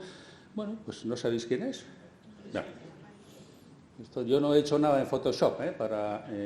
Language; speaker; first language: Spanish; native; Spanish